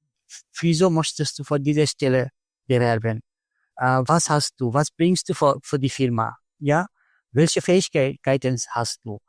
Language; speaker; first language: German; non-native, fluent; Bangla